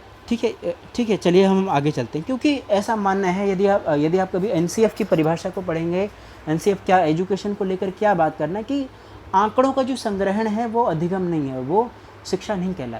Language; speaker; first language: Hindi; native; Hindi